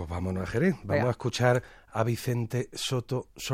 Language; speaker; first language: Spanish; native; Spanish